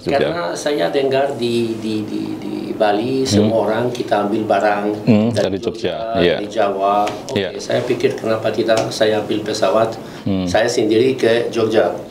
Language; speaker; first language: Indonesian; non-native, learner; Italian